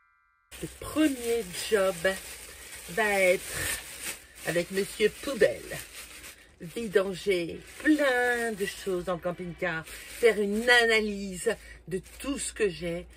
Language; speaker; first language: French; native; French